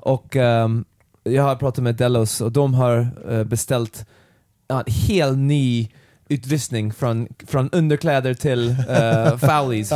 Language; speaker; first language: Swedish; non-native, learner; English